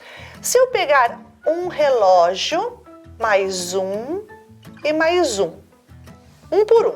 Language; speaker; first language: Portuguese; native; Portuguese